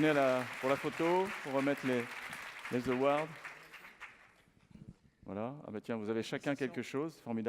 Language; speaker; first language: French; native; French